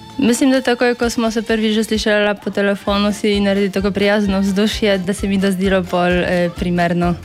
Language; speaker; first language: Slovenian; non-native, fluent; Polish